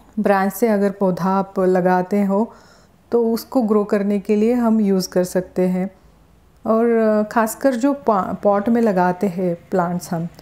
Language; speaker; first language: Hindi; non-native, local second language; Marathi